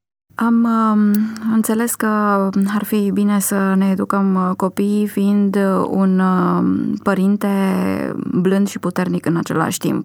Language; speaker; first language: Romanian; native; Romanian